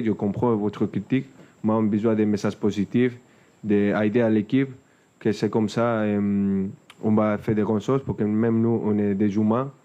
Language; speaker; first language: French; non-native, fluent; Spanish